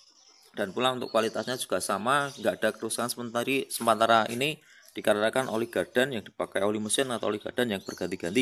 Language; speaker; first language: Indonesian; native; Indonesian